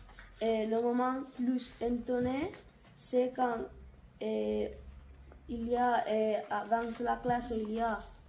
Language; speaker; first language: French; non-native, learner; Catalan